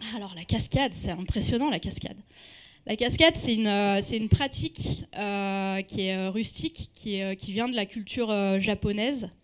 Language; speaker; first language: French; native; French